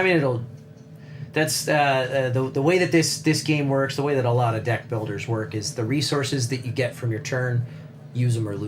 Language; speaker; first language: English; native; English